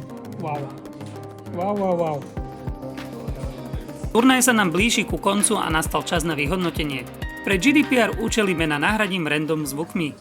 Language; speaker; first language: Slovak; native; Slovak